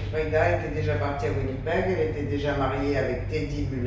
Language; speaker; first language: French; native; French